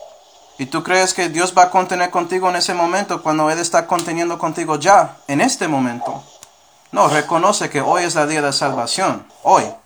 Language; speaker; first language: Spanish; early bilingual, heritage; Spanish